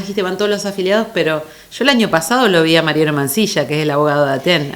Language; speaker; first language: Spanish; native; Spanish